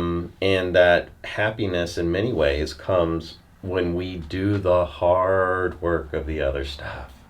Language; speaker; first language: English; native; English